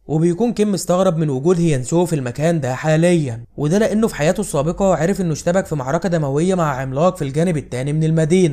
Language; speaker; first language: Arabic; native; Arabic